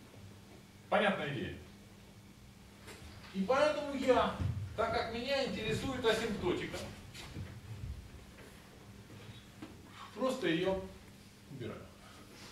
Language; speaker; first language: Russian; native; Russian